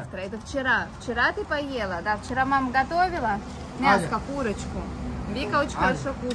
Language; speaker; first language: Russian; native; Russian